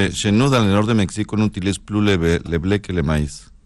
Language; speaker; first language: French; non-native, learner; Spanish